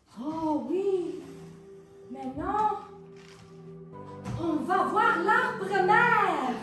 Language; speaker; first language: French; non-native, fluent; Italian